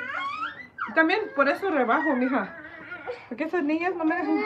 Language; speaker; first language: Spanish; early bilingual, heritage; Spanish